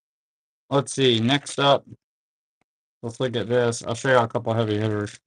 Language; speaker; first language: English; native; English